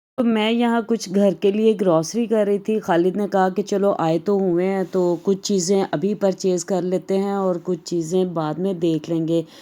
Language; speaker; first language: Urdu; native; Urdu